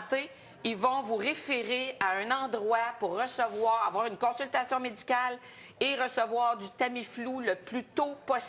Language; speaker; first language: French; native; French